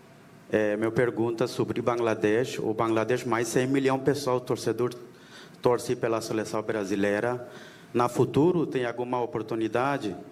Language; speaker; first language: Portuguese; non-native, learner; Bangla